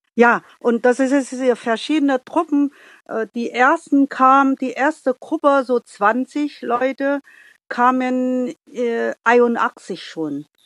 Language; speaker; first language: German; non-native, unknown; Vietnamese